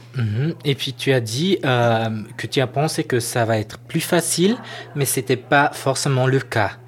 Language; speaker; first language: French; non-native, local second language; Swiss German